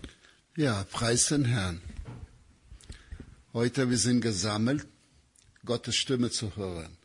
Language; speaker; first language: German; non-native, learner; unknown